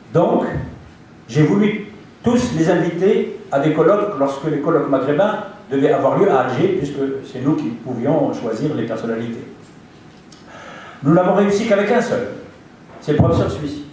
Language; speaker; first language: French; non-native, local second language; Arabic